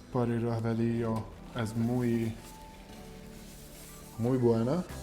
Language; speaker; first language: Spanish; non-native, learner; Italian